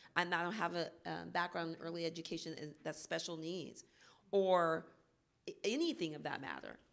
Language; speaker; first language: English; native; English